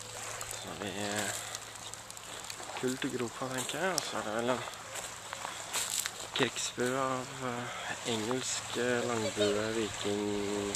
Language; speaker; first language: Norwegian; native; Norwegian